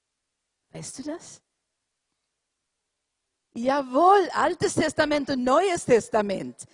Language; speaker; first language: German; non-native, fluent; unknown